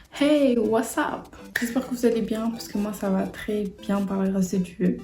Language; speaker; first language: French; early bilingual, other home language; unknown